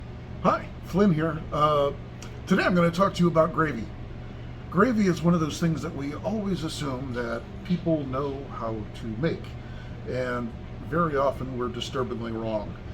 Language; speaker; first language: English; native; English